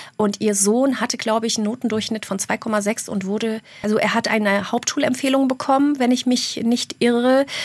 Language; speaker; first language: German; early bilingual, other home language; Albanian